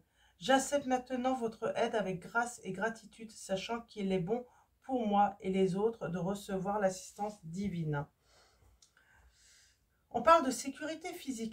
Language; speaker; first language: French; native; French